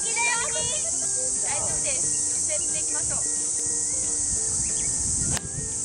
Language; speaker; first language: Japanese; native; Japanese